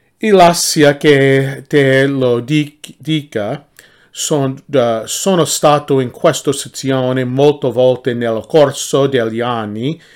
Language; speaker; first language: Italian; non-native, learner; English